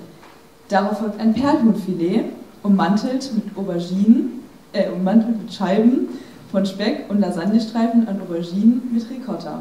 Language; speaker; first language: German; native; German